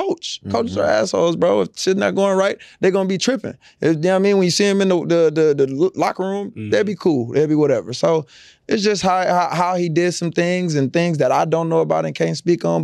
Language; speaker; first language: English; native; English